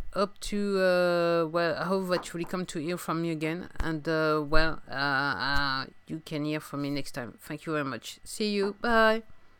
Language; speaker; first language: English; non-native, fluent; French